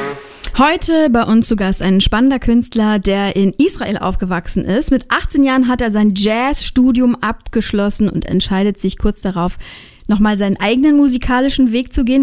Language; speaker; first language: German; native; German